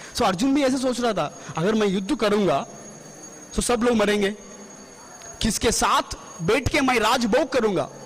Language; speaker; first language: Hindi; non-native, local second language; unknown